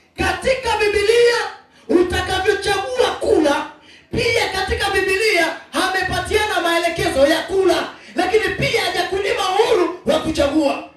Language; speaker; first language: Swahili; non-native, local second language; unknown